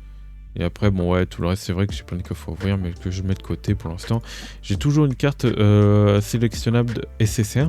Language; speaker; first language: French; native; French